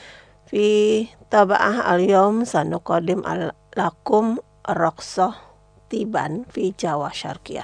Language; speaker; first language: Arabic; non-native, fluent; Indonesian